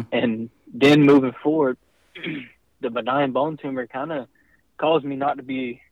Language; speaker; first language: English; native; English